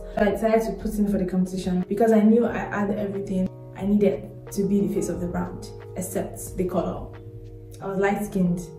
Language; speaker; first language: English; non-native, local second language; Yoruba